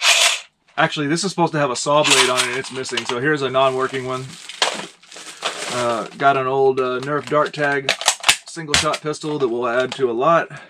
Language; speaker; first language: English; native; English